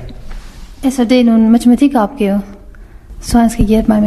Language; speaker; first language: Danish; non-native, fluent; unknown